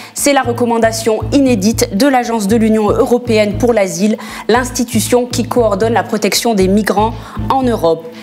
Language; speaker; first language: French; native; French